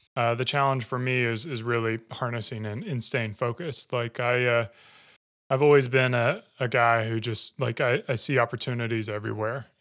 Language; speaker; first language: English; native; English